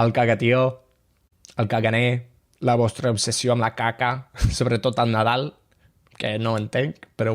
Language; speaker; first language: Catalan; non-native, learner; English